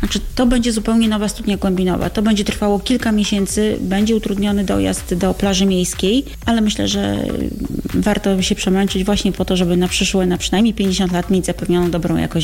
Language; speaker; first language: Polish; native; Polish